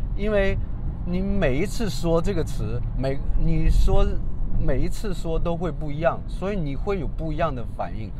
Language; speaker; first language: Chinese; native; Chinese